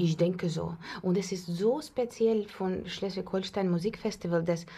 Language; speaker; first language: German; non-native, learner; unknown